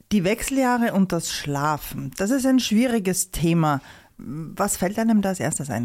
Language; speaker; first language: German; native; German